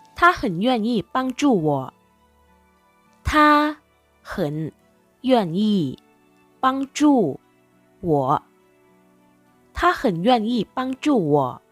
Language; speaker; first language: Chinese; non-native, learner; Thai